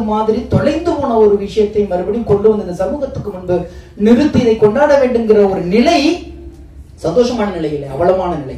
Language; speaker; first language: Tamil; native; Tamil